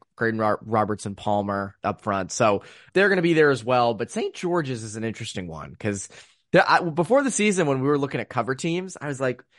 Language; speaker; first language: English; native; English